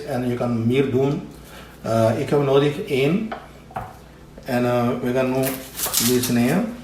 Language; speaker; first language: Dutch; non-native, learner; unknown